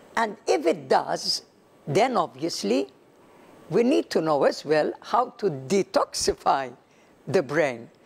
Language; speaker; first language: English; non-native, local second language; Maltese